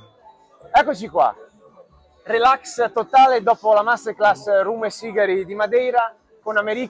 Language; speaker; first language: Italian; native; Italian